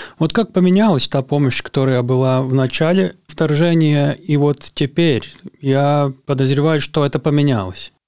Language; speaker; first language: Russian; non-native, local second language; Latvian